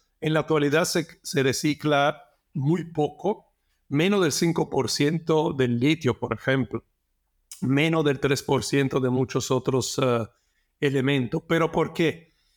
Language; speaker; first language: Spanish; non-native, fluent; Italian